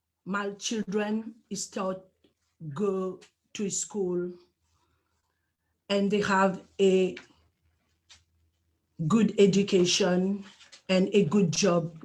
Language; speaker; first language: English; non-native, learner; Morisyen